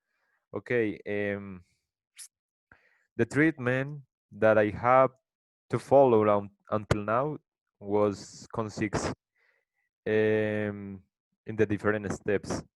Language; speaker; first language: English; non-native, learner; Spanish